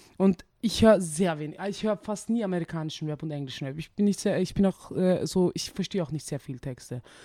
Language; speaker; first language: German; early bilingual, other home language; Turkish